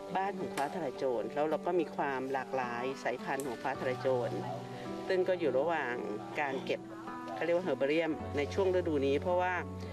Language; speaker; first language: Thai; native; Thai